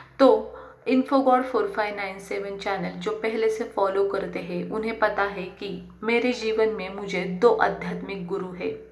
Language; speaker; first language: Hindi; non-native, local second language; Marathi